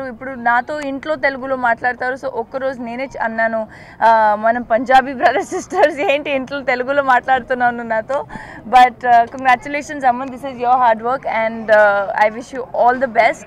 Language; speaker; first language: Telugu; non-native, learner; Punjabi